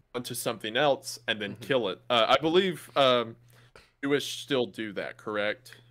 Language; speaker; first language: English; native; English